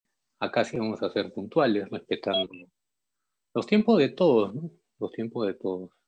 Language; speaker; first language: Spanish; native; Spanish